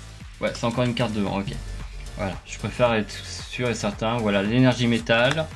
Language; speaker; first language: French; native; French